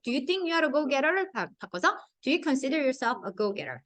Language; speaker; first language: English; non-native, fluent; Korean